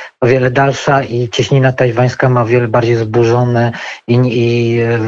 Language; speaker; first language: Polish; native; Polish